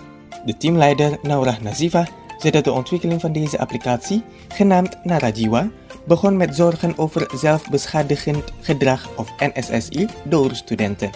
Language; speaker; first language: Dutch; non-native, fluent; Indonesian